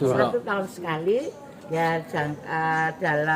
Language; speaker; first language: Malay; non-native, local second language; Javanese